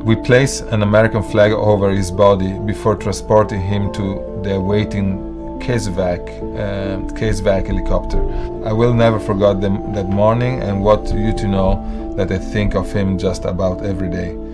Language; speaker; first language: English; non-native, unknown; Italian